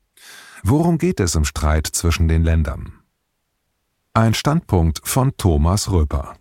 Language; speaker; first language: German; native; German